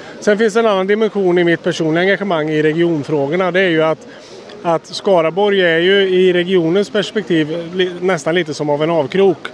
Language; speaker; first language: Swedish; native; Swedish